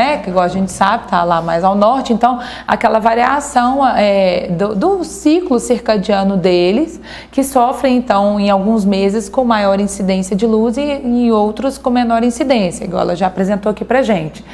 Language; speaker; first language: Portuguese; native; Portuguese